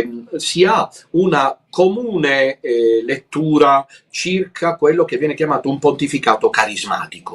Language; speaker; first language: Italian; native; Italian